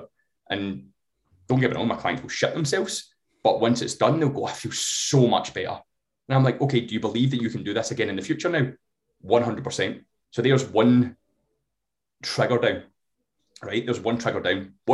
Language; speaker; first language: English; native; English